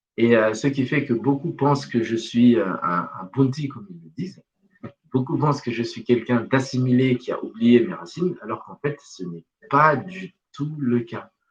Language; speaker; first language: French; non-native, local second language; Wolof